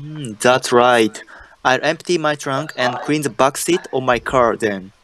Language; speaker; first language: English; non-native, learner; Japanese